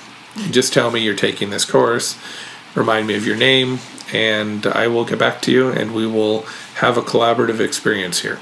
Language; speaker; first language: English; native; English